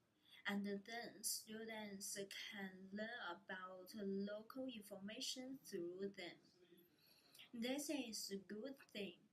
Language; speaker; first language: English; non-native, learner; Chinese